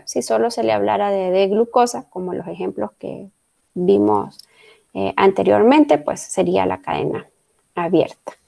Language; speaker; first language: Spanish; native; Spanish